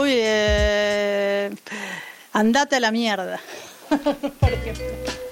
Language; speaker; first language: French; non-native, fluent; Spanish